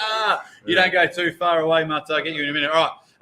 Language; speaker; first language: English; native; English